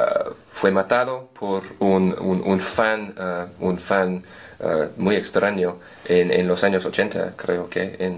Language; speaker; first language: Spanish; non-native, learner; English